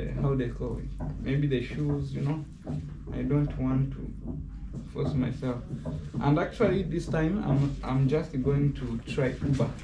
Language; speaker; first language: English; non-native, fluent; Rundi